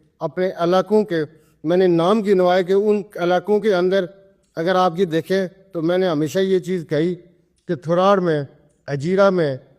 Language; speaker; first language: Urdu; non-native, local second language; Pahari-Potwari